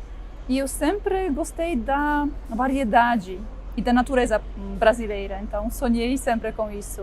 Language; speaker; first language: Portuguese; non-native, fluent; Polish